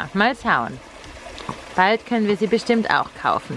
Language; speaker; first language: German; native; German